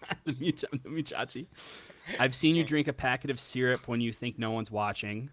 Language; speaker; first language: English; native; English